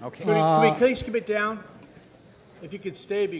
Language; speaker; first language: English; native; English